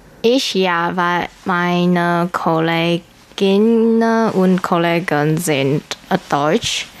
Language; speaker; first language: German; non-native, learner; Chinese